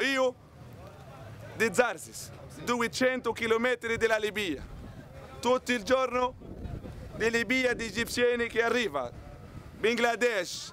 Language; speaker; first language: Italian; non-native, learner; Arabic